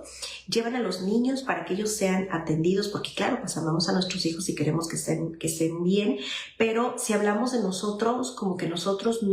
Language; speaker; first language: Spanish; native; Spanish